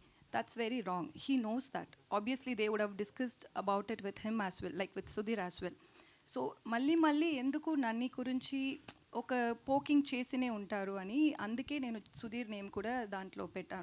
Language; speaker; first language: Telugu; non-native, learner; Tamil